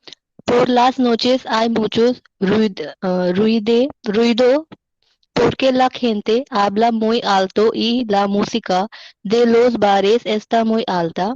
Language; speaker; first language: Spanish; non-native, learner; Hindi